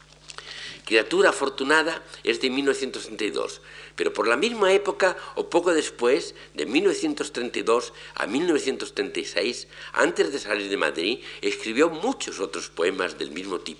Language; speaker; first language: Spanish; native; Spanish